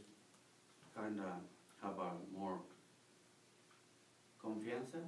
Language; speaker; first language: English; non-native, learner; Spanish